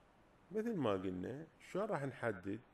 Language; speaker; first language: Arabic; native; Arabic